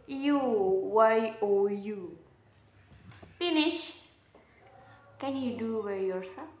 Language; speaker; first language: English; non-native, learner; Indonesian